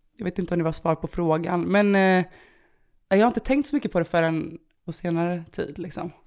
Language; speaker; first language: Swedish; early bilingual, other home language; Romanian